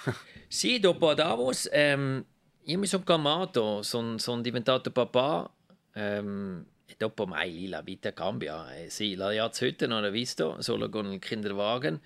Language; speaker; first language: Italian; non-native, local second language; German